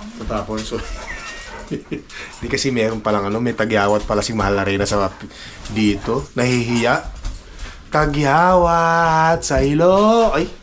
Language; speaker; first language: Filipino; non-native, local second language; Iloko